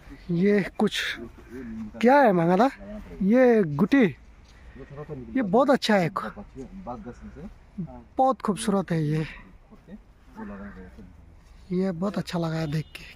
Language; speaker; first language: Hindi; non-native, local second language; Assamese